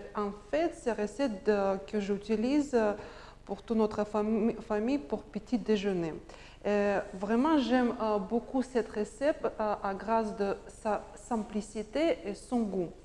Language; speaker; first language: French; non-native, learner; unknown